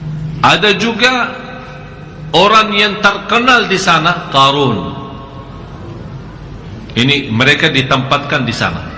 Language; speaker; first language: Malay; non-native, fluent; Arabic